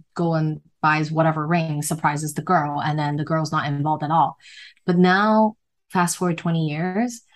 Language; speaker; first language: English; non-native, local second language; Cantonese